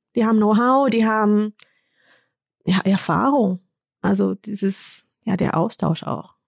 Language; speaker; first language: German; non-native, fluent; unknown